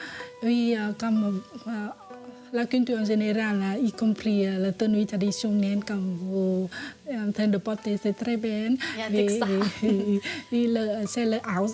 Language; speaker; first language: French; non-native, fluent; Vietnamese